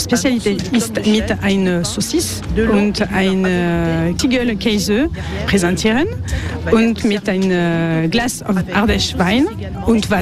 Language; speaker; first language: German; non-native, learner; French